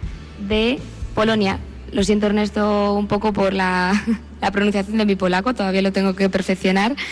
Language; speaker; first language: Spanish; native; Spanish